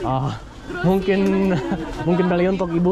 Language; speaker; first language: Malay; non-native, learner; English